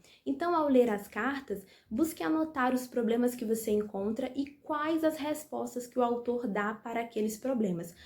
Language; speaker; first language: Portuguese; native; Portuguese